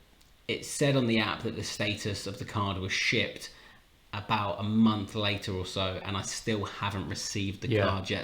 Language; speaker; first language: English; native; English